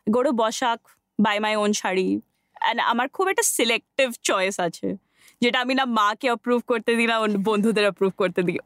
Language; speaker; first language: Bangla; early bilingual, heritage; Bangla